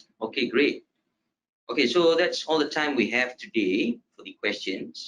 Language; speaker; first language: English; non-native, local second language; Malay